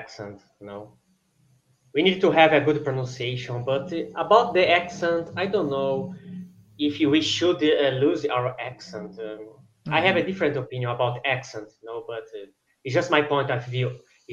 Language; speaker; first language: English; non-native, fluent; Portuguese